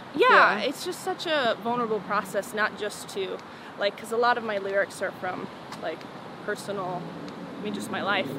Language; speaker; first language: English; native; English